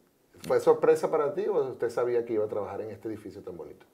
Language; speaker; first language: Spanish; native; Spanish